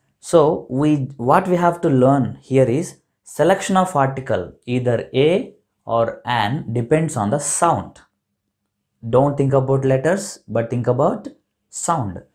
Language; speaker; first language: English; non-native, local second language; Telugu